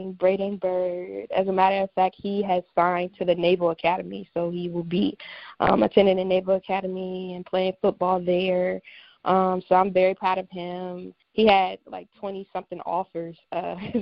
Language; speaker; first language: English; native; English